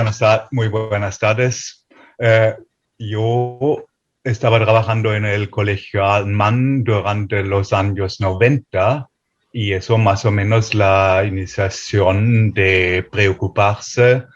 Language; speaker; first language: Spanish; non-native, fluent; German